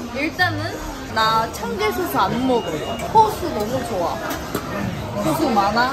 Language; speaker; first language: Korean; non-native, learner; Chinese